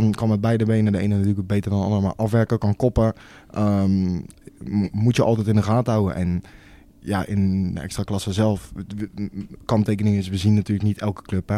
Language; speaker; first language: Dutch; native; Dutch